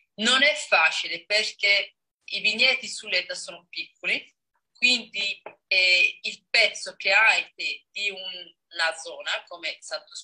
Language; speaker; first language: Italian; non-native, fluent; Danish